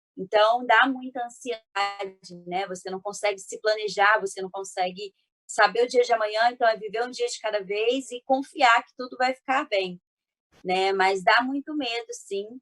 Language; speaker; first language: Portuguese; native; Portuguese